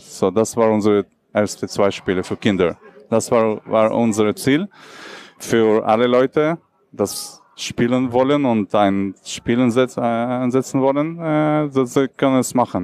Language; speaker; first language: German; non-native, learner; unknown